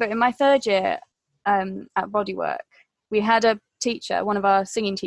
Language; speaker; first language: English; native; English